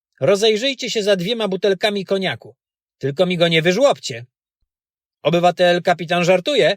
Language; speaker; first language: Polish; native; Polish